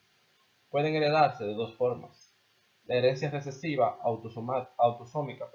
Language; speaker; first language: Spanish; native; Spanish